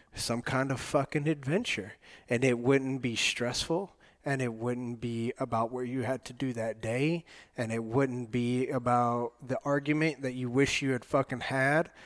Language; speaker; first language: English; native; English